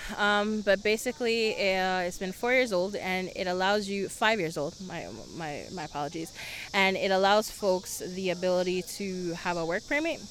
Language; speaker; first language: English; early bilingual, other home language; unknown